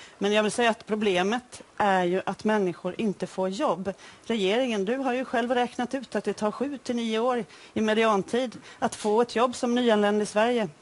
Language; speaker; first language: Swedish; native; Swedish